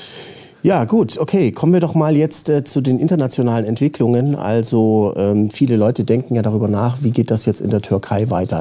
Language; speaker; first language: German; native; German